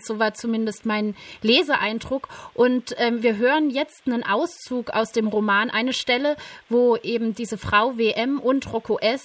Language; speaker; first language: German; native; German